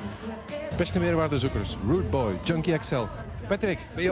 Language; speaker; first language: Dutch; native; Dutch